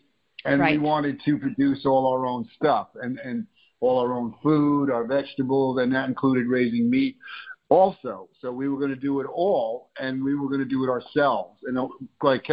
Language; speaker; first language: English; native; English